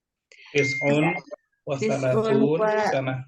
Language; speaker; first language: Arabic; non-native, fluent; Indonesian